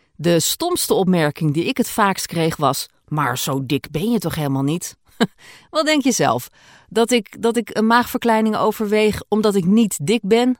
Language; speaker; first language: Dutch; native; Dutch